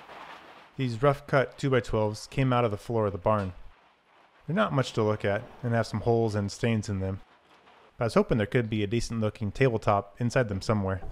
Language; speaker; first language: English; native; English